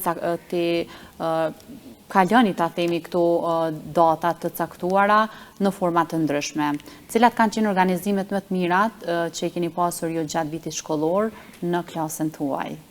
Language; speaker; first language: Albanian; native; Albanian